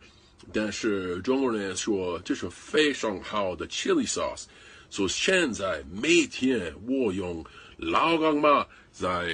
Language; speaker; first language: Chinese; non-native, learner; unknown